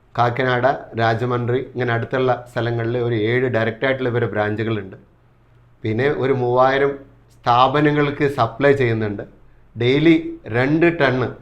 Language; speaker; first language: Malayalam; early bilingual, heritage; Malayalam